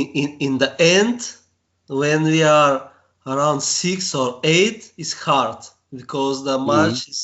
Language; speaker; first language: English; non-native, learner; Bulgarian